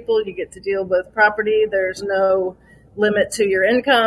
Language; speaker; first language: English; native; English